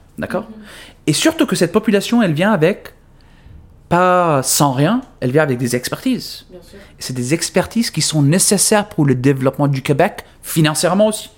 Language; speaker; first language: French; non-native, fluent; Arabic